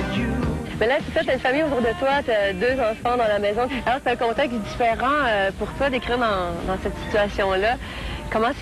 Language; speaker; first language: French; native; French